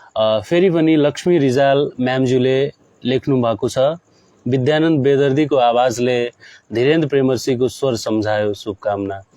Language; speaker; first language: Nepali; non-native, local second language; Maithili